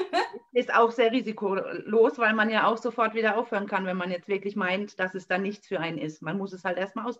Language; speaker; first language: German; native; German